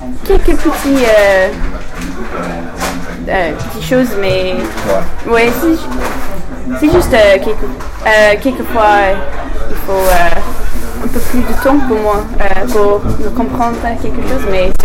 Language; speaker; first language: French; non-native, learner; English